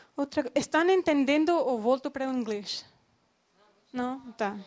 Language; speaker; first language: Portuguese; non-native, fluent; English